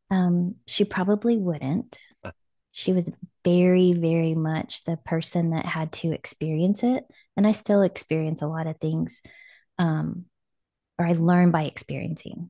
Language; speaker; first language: English; native; English